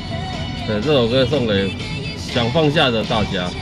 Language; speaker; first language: Chinese; native; Chinese